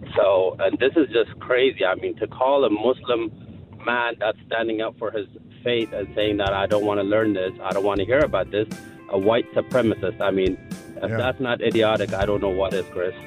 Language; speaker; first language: English; non-native, fluent; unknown